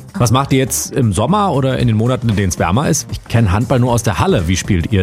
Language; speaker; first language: German; native; German